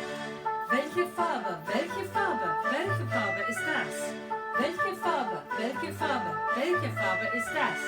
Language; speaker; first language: German; non-native, fluent; English